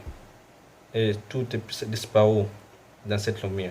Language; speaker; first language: French; non-native, local second language; Arabic